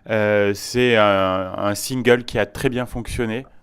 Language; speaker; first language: French; native; French